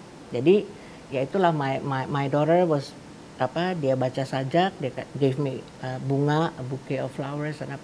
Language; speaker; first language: English; non-native, fluent; Indonesian